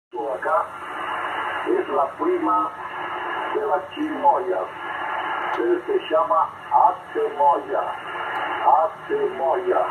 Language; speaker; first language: Spanish; non-native, learner; Portuguese